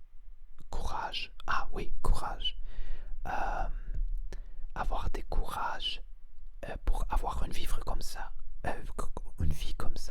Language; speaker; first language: French; non-native, learner; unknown